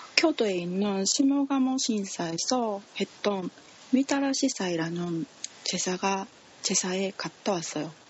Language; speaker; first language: Korean; non-native, learner; Japanese